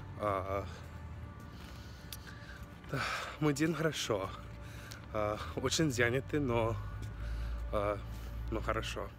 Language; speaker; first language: Russian; non-native, learner; English